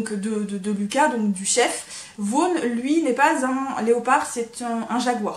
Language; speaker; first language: French; native; French